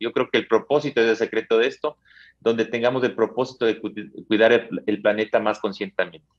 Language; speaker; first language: Spanish; native; Spanish